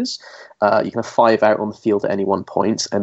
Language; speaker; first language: English; native; English